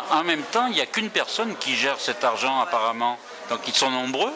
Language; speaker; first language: French; native; French